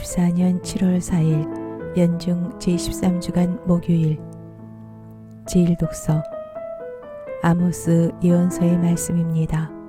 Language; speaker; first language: Korean; native; Korean